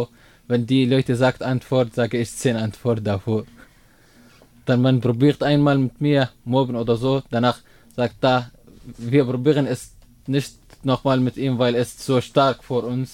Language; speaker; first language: German; non-native, learner; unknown